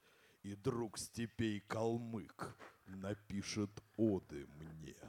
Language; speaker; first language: Russian; native; Russian